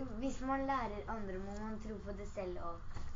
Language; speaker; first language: Norwegian; early bilingual, other home language; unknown